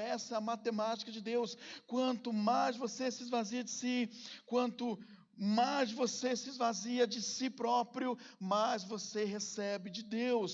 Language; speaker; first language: Portuguese; native; Portuguese